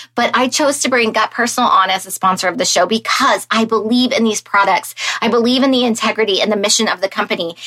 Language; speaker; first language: English; native; English